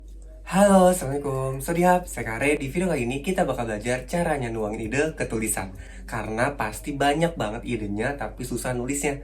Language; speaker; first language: Indonesian; native; Indonesian